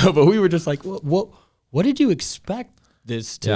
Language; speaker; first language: English; native; English